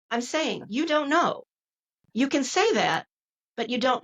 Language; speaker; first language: English; native; English